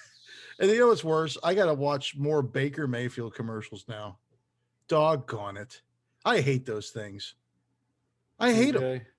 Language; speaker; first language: English; native; English